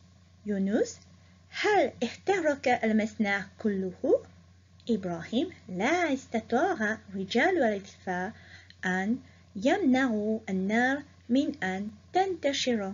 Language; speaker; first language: Arabic; non-native, fluent; Morisyen